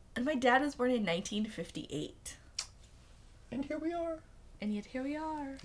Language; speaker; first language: English; native; English